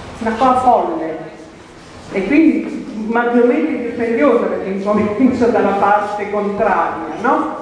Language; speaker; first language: Italian; native; Italian